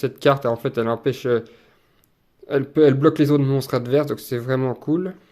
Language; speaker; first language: French; native; French